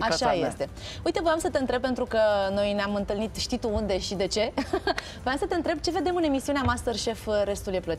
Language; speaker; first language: Romanian; native; Romanian